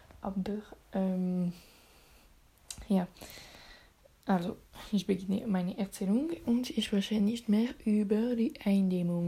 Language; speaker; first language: German; non-native, learner; French